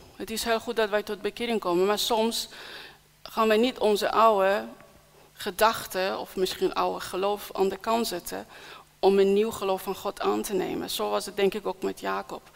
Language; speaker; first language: Dutch; non-native, fluent; Persian